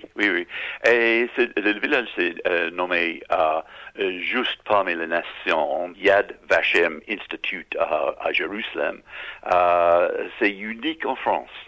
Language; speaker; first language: French; non-native, learner; English